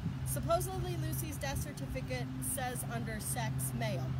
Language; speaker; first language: English; native; English